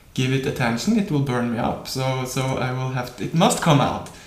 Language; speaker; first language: English; non-native, fluent; Norwegian